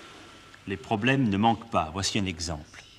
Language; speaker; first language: French; native; French